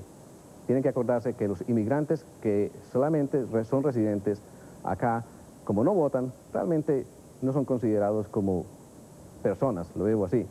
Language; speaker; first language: Spanish; native; Spanish